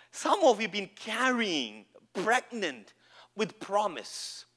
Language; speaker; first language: English; non-native, local second language; Malayalam